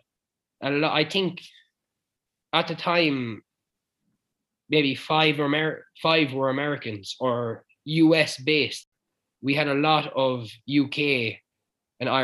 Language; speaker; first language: English; native; English